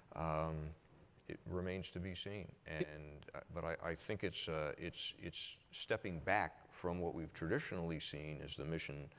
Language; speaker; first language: English; native; English